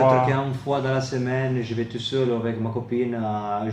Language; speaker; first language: French; non-native, fluent; Italian